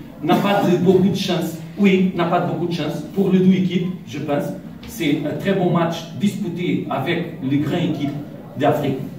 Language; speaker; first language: French; non-native, learner; Portuguese